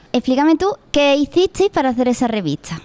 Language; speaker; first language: Spanish; native; Spanish